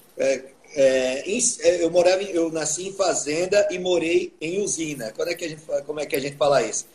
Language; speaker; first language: Portuguese; native; Portuguese